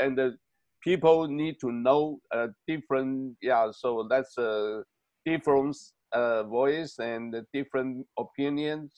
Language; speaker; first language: English; non-native, learner; Chinese